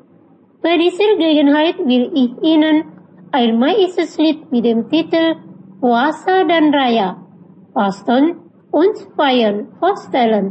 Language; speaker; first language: German; non-native, learner; Indonesian